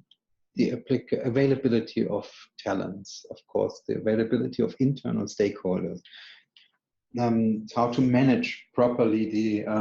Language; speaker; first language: English; non-native, fluent; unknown